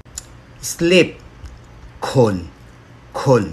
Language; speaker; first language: Chinese; non-native, learner; Filipino